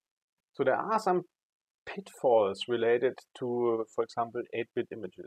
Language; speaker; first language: English; non-native, fluent; German